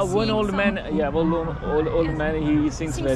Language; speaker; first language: English; non-native, learner; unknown